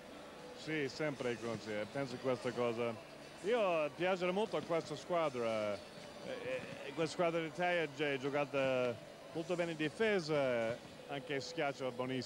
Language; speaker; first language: Italian; non-native, learner; English